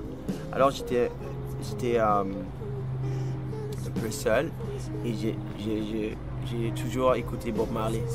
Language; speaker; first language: French; non-native, fluent; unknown